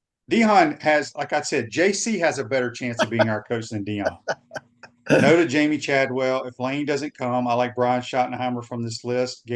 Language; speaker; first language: English; native; English